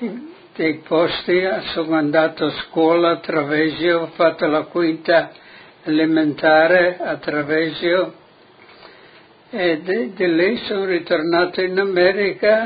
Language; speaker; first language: Italian; non-native, local second language; Friulian